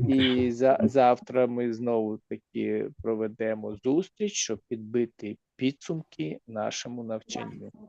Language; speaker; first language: Ukrainian; native; Ukrainian